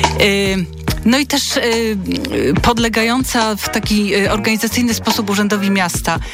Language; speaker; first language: Polish; native; Polish